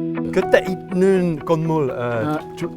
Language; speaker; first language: Korean; non-native, learner; Dutch